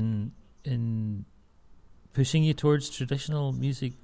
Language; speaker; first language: English; native; English